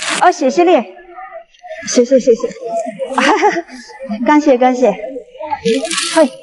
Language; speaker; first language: Chinese; native; Chinese